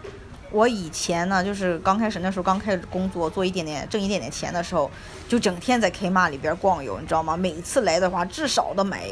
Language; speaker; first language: Chinese; native; Chinese